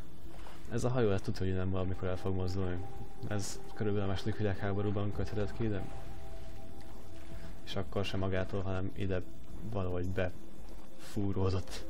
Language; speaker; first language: Hungarian; native; Hungarian